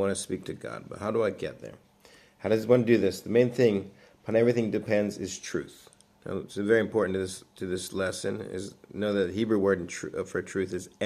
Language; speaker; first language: English; native; English